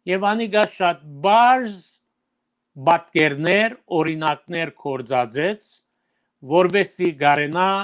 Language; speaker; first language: Armenian; early bilingual, heritage; Armenian